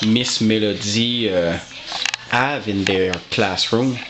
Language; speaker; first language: English; non-native, local second language; French